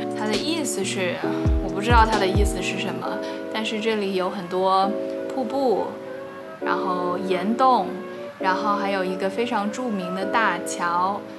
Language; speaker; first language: Chinese; native; Chinese